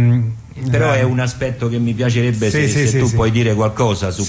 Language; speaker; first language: Italian; native; Italian